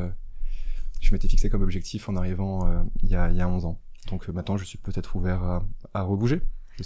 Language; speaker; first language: French; native; French